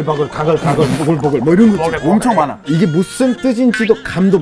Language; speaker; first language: Korean; non-native, fluent; Spanish